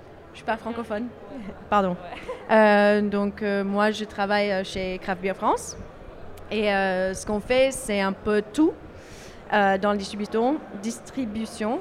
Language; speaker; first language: French; non-native, fluent; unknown